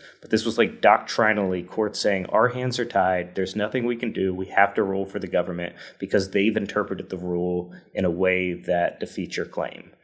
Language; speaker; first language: English; native; English